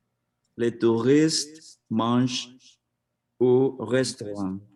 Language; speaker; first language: French; non-native, learner; Spanish